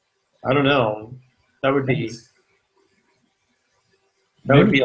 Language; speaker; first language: English; native; English